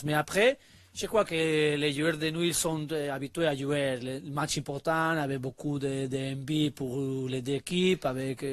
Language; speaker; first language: French; non-native, learner; Spanish